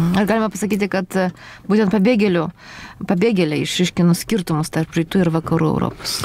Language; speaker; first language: Lithuanian; non-native, local second language; Polish